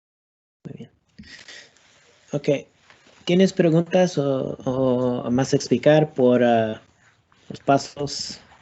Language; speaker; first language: Spanish; non-native, learner; English